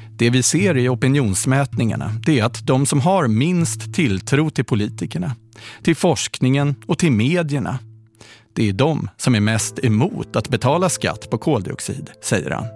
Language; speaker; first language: Swedish; native; Swedish